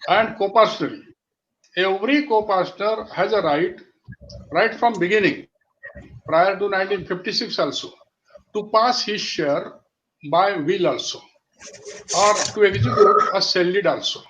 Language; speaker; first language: English; non-native, local second language; Marathi